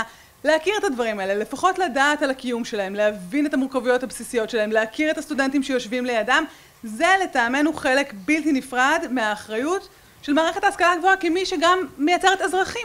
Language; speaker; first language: Hebrew; native; Hebrew